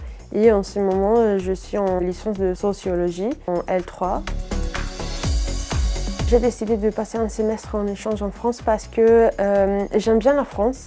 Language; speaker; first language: French; non-native, fluent; Italian